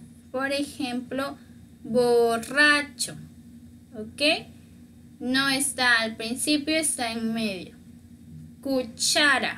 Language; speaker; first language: Spanish; native; Spanish